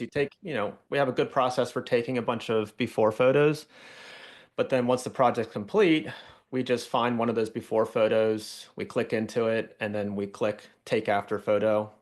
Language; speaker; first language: English; native; English